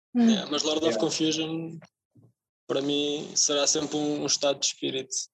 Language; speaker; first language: Portuguese; native; Portuguese